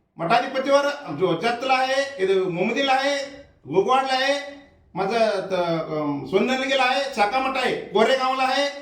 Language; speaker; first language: Marathi; non-native, local second language; Kannada